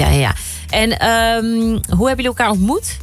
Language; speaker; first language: Dutch; native; Dutch